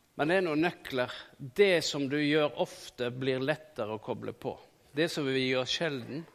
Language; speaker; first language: Norwegian; native; Norwegian